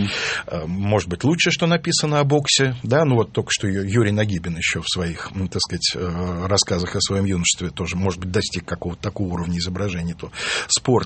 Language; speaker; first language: Russian; native; Russian